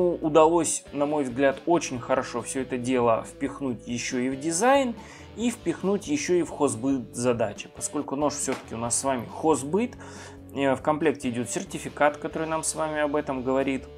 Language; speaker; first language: Russian; native; Russian